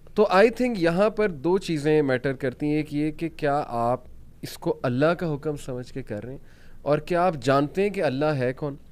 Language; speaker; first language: Urdu; native; Urdu